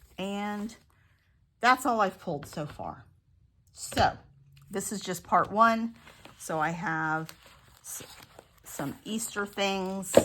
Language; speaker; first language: English; native; English